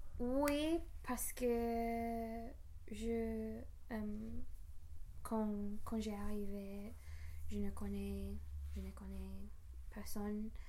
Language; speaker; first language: French; non-native, learner; English